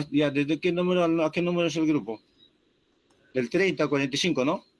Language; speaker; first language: Spanish; native; Spanish